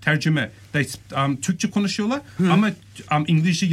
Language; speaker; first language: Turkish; early bilingual, heritage; Turkish